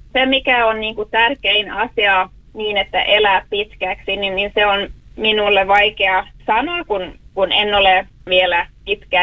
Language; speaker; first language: Finnish; non-native, local second language; Swedish